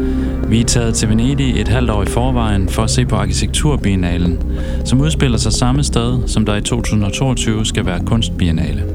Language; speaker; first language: Danish; native; Danish